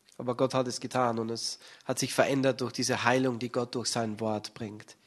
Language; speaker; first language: German; native; German